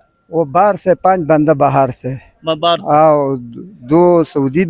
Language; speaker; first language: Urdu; non-native, local second language; Pashto